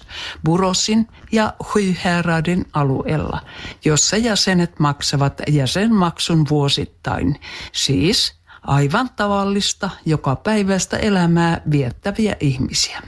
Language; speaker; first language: Finnish; native; Finnish